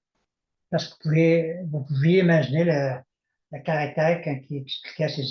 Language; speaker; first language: French; native; French